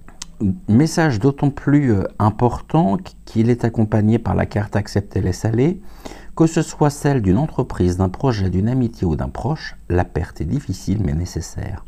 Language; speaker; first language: French; native; French